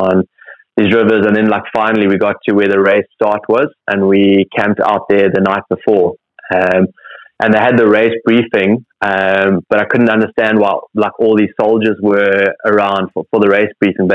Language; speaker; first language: English; native; English